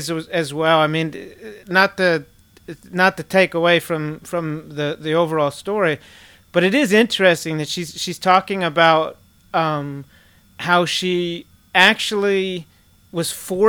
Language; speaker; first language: English; native; English